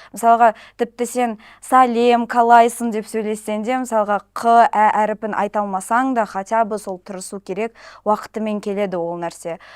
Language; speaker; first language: Kazakh; non-native, local second language; Russian